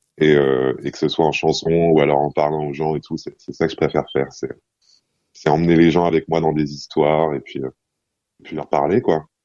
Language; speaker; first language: French; non-native, fluent; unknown